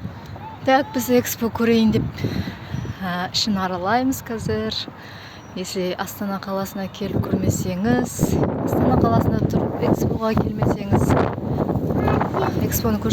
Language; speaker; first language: Kazakh; native; Kazakh